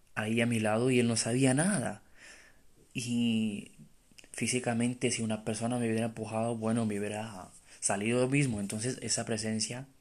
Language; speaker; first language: Spanish; non-native, fluent; Romanian